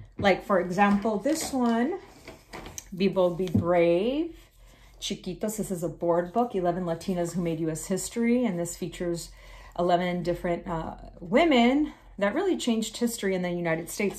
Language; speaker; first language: English; early bilingual, other home language; Spanish